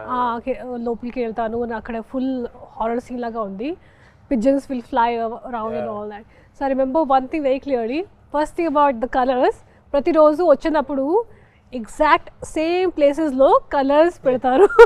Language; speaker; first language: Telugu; non-native, fluent; Hindi